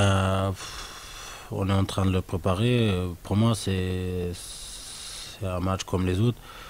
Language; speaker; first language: French; non-native, local second language; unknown